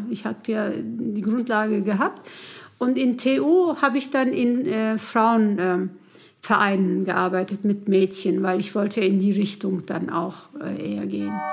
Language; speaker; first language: German; non-native, fluent; Kurdish